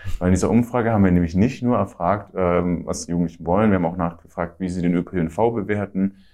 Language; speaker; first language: German; native; German